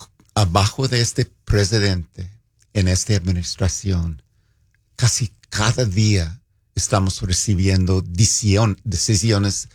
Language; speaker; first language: Spanish; non-native, fluent; English